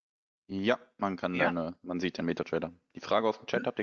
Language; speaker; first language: German; native; German